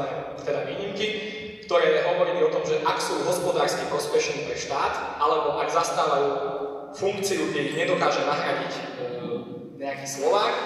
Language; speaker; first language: Slovak; native; Slovak